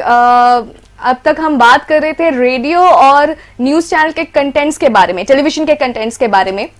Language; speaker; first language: Hindi; non-native, local second language; Bangla